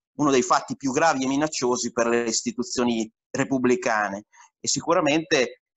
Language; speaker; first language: Italian; native; Italian